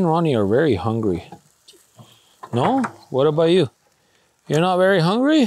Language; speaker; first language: English; native; English